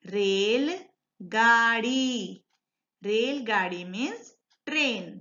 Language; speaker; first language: Hindi; non-native, local second language; Telugu